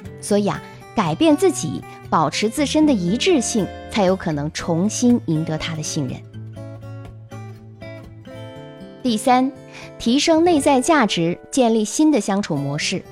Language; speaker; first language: Chinese; native; Chinese